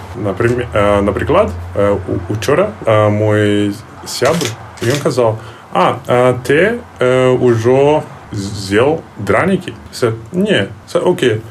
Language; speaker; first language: Belarusian; non-native, learner; Portuguese